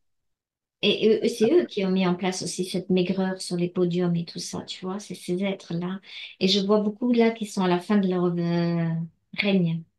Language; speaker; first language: French; native; French